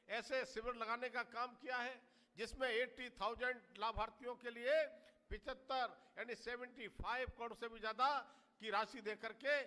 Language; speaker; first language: Hindi; native; Hindi